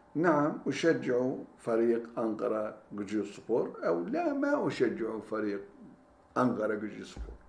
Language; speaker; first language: Arabic; non-native, learner; Turkish